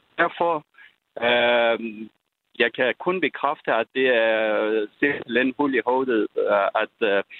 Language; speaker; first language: Danish; non-native, fluent; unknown